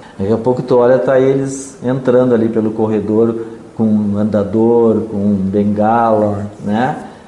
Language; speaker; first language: Portuguese; native; Portuguese